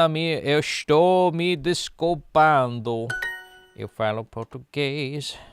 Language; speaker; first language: Portuguese; non-native, learner; English